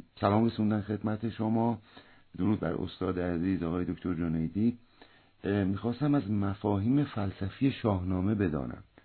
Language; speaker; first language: Persian; native; Persian